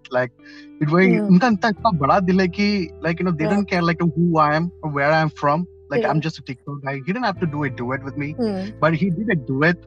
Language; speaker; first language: English; non-native, local second language; Malayalam